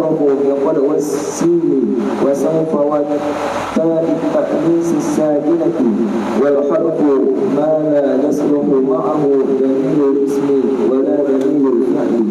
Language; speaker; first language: Arabic; non-native, learner; Indonesian